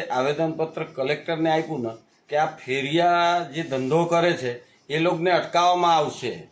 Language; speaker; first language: Gujarati; non-native, local second language; Hindi